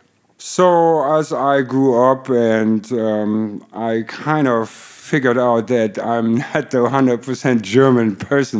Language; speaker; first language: English; non-native, fluent; German